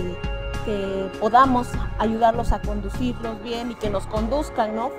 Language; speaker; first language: Spanish; native; Spanish